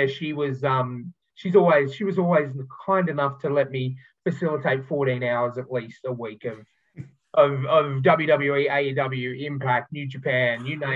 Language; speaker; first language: English; native; English